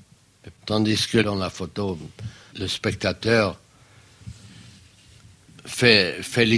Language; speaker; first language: French; non-native, fluent; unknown